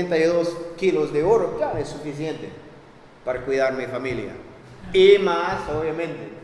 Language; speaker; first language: Spanish; non-native, fluent; English